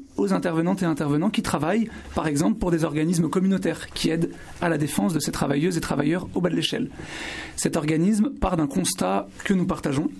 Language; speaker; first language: French; native; French